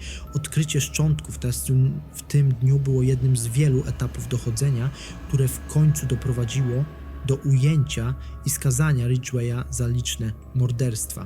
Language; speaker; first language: Polish; native; Polish